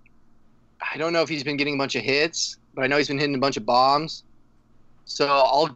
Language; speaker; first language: English; native; English